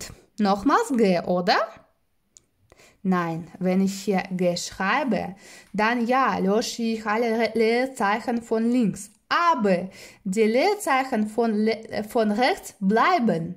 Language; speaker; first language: German; non-native, fluent; Russian